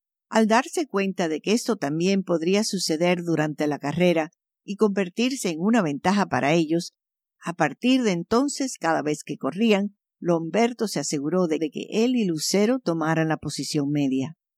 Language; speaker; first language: Spanish; early bilingual, heritage; Spanish